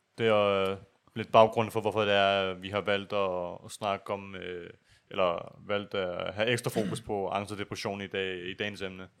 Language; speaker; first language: Danish; early bilingual, other home language; Urdu